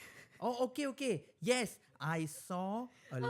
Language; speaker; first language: English; native; English